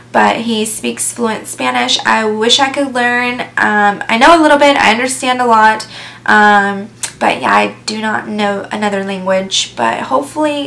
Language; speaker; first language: English; native; English